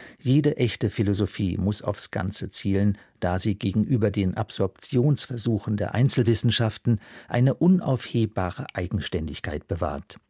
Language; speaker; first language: German; native; German